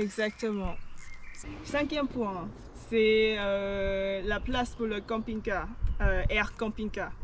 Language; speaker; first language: French; non-native, learner; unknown